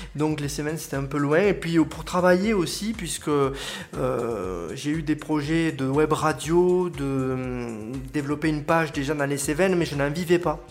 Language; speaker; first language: French; native; French